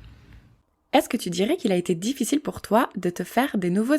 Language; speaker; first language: French; native; French